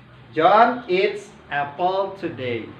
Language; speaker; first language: English; non-native, learner; Indonesian